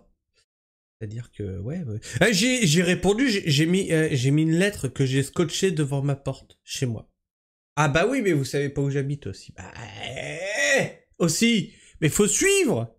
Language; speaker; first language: French; native; French